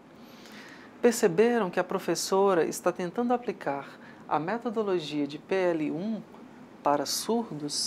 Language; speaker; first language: Portuguese; native; Portuguese